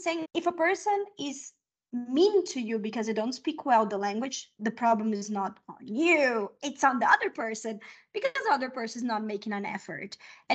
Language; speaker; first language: English; non-native, fluent; Portuguese